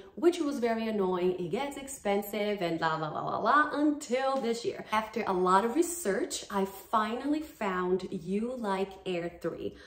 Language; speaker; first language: English; non-native, fluent; Portuguese